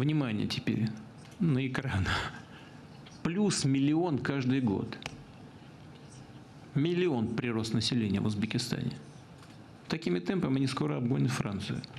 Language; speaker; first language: Russian; native; Russian